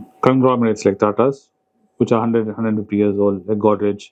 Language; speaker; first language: English; non-native, local second language; Tamil